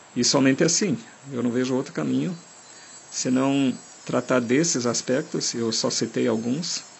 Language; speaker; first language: Portuguese; non-native, fluent; German